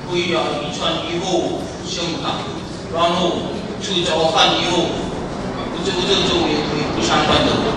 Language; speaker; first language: Chinese; non-native, learner; Korean